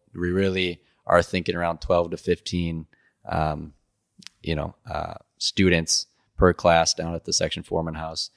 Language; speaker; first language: English; native; English